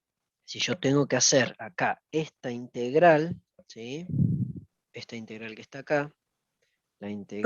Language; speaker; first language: Spanish; native; Spanish